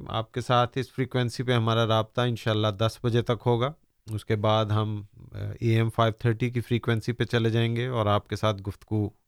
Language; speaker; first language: Urdu; native; Urdu